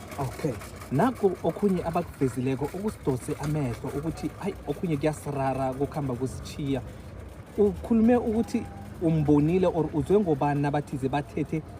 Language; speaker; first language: Zulu; non-native, local second language; South Ndebele